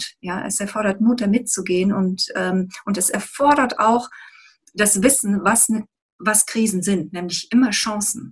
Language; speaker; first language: German; native; German